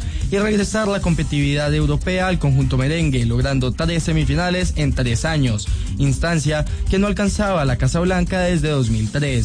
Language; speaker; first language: Spanish; native; Spanish